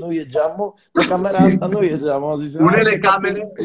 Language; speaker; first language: Romanian; non-native, learner; Polish